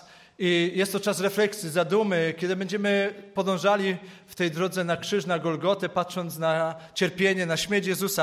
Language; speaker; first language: Polish; native; Polish